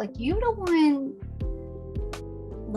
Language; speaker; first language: English; native; English